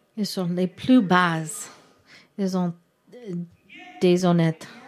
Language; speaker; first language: French; non-native, learner; English